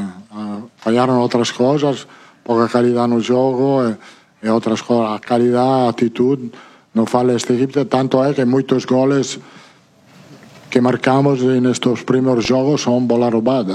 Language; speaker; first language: Portuguese; non-native, fluent; Italian